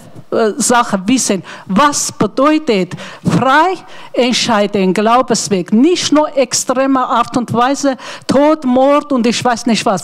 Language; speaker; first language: German; non-native, learner; Armenian